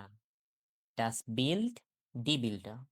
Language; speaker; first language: German; non-native, learner; Bangla